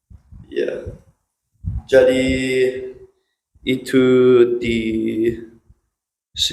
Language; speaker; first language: Indonesian; non-native, learner; English